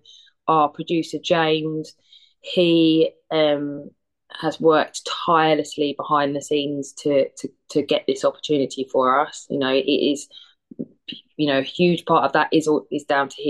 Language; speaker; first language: English; native; English